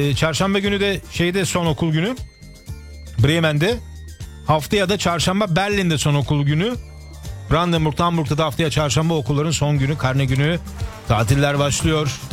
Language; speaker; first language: Turkish; early bilingual, heritage; Turkish